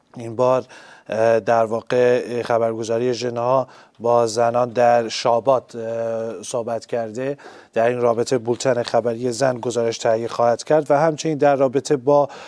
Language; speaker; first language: Persian; non-native, local second language; Central Kurdish